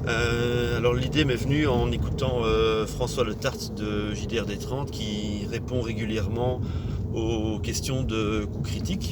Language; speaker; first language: French; native; French